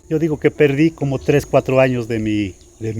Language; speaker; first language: Spanish; native; Spanish